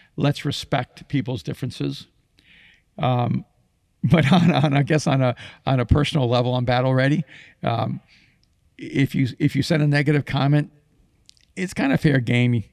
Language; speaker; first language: English; early bilingual, other home language; Spanish